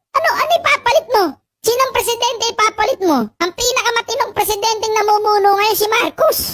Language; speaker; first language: Filipino; native; Filipino